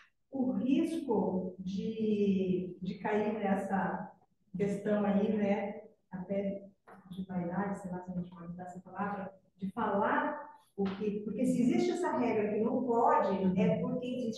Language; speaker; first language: Portuguese; native; Portuguese